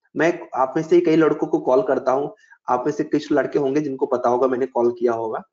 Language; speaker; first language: Hindi; native; Hindi